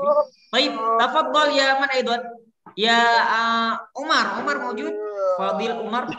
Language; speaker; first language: Arabic; non-native, learner; Indonesian